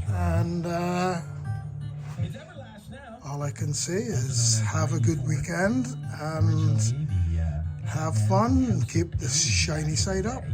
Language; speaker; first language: English; native; English